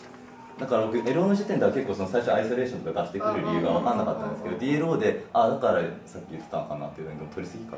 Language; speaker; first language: Japanese; native; Japanese